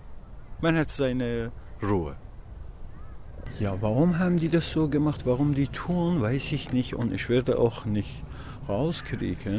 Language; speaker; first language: German; non-native, learner; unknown